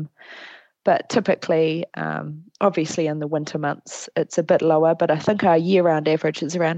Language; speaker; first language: English; native; English